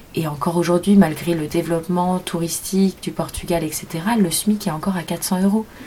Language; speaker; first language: French; native; French